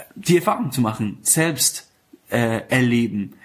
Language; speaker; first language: German; non-native, fluent; Persian